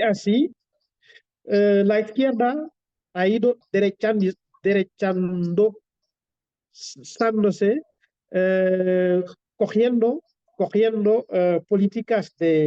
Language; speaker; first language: Spanish; non-native, fluent; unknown